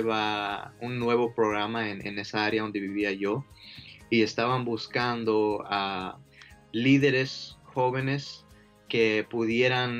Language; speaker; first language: Spanish; early bilingual, heritage; Spanish